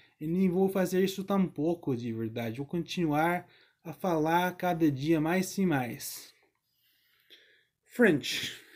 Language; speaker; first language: Portuguese; non-native, learner; English